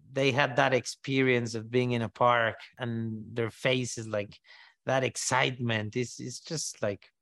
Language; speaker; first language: English; non-native, fluent; Spanish